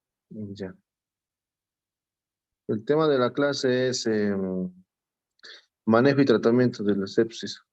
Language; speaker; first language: Spanish; native; Spanish